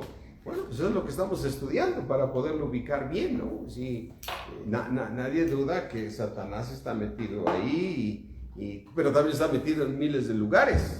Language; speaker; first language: Spanish; native; Spanish